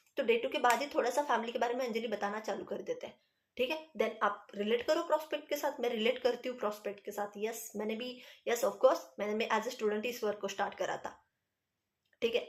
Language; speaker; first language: Hindi; non-native, local second language; Marathi